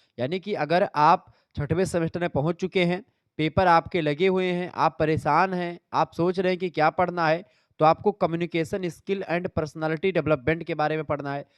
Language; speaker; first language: Hindi; native; Hindi